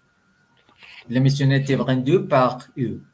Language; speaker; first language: French; non-native, learner; Spanish